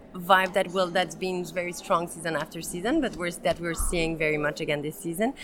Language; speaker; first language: English; native; English